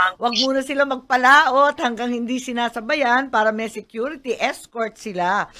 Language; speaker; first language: Filipino; native; Filipino